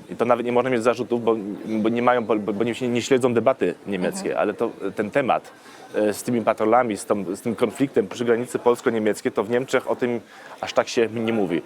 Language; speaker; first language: Polish; early bilingual, heritage; Polish